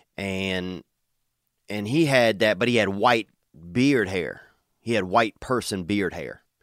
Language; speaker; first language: English; native; English